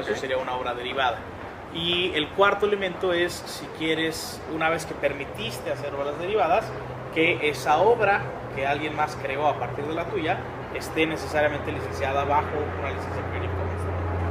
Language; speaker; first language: Spanish; native; Spanish